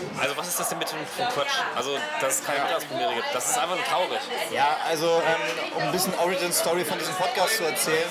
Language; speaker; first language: German; native; German